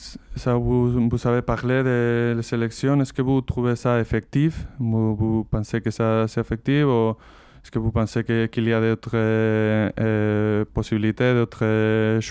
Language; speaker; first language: French; non-native, learner; Spanish